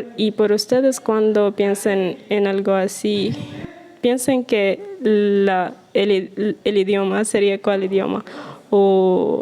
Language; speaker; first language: Spanish; non-native, learner; Arabic